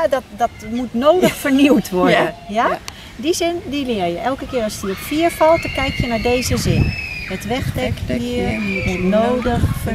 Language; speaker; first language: Dutch; native; Dutch